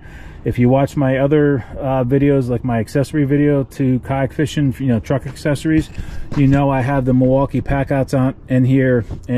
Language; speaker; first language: English; native; English